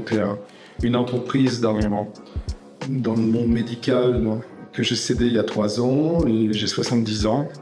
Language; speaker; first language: French; native; French